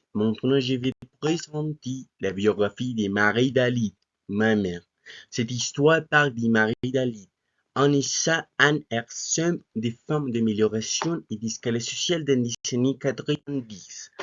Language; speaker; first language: French; non-native, learner; Spanish